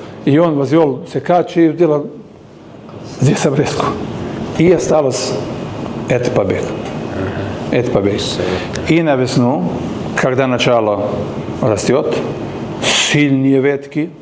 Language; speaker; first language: Russian; non-native, learner; Serbian